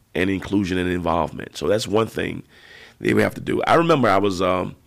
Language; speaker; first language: English; native; English